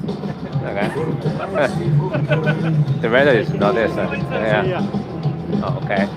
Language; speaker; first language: English; non-native, learner; Cantonese